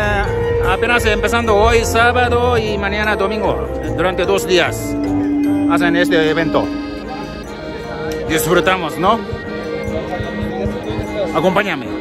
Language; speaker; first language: Spanish; non-native, learner; Japanese